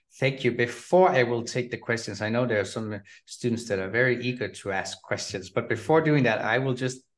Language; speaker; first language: English; non-native, fluent; Danish